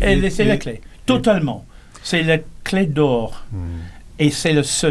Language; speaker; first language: French; non-native, learner; English